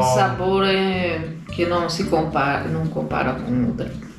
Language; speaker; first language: Italian; non-native, learner; Portuguese